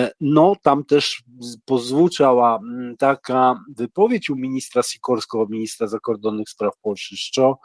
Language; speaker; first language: Polish; non-native, learner; Ukrainian